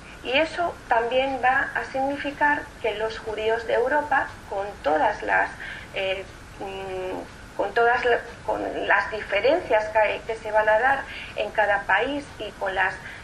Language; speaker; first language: Spanish; native; Spanish